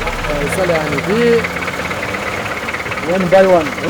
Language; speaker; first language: Arabic; native; Arabic